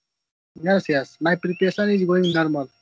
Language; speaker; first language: English; non-native, learner; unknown